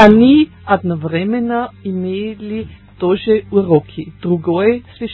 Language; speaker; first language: Russian; non-native, learner; German